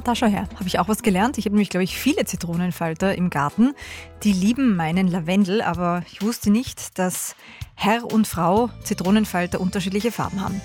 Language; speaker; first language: German; native; German